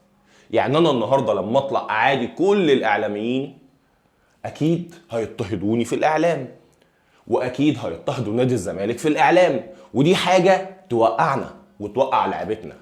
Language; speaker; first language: Arabic; native; Arabic